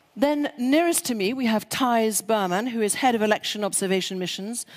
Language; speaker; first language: English; native; English